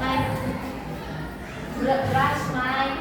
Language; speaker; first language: English; non-native, learner; Indonesian